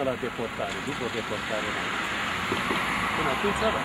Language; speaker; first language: Romanian; non-native, local second language; Hungarian